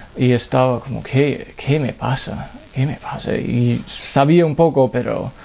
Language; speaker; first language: Spanish; non-native, fluent; English